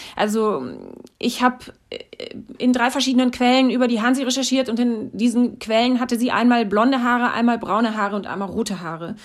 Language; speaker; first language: German; native; German